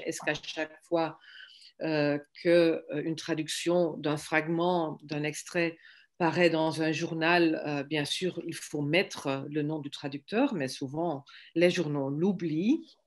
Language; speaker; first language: French; non-native, fluent; Dutch